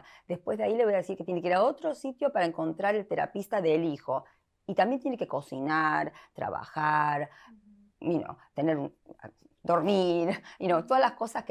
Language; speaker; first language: Spanish; early bilingual, heritage; Spanish